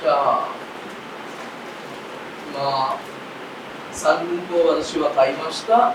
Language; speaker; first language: Japanese; non-native, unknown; Sinhala